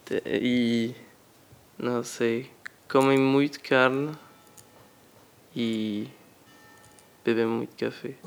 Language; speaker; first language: Portuguese; non-native, learner; French